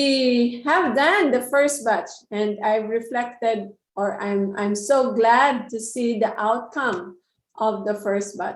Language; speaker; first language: English; non-native, local second language; Filipino